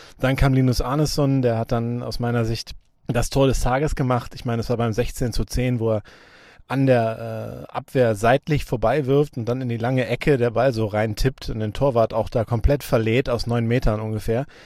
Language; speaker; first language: German; native; German